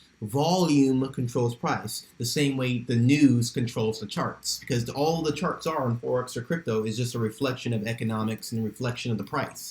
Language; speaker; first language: English; native; English